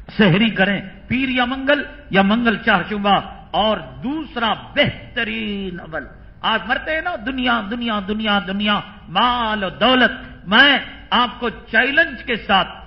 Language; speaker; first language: Urdu; native; Urdu